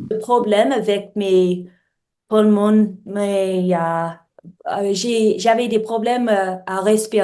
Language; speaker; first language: French; non-native, learner; English